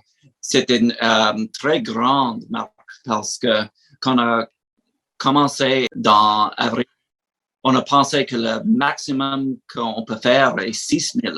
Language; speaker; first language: French; non-native, learner; English